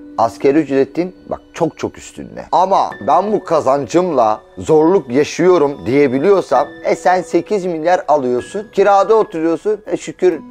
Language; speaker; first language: Turkish; native; Turkish